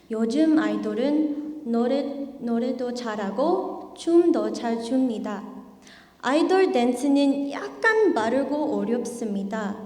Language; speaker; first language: Korean; non-native, learner; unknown